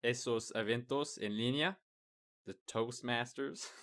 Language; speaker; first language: Spanish; non-native, learner; English